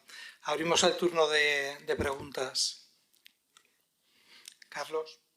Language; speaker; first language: Spanish; native; Spanish